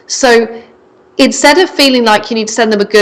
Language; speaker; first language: English; native; English